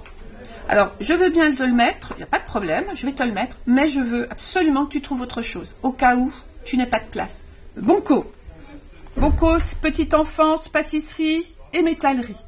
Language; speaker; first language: French; native; French